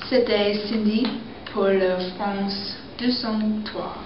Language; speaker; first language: French; non-native, learner; English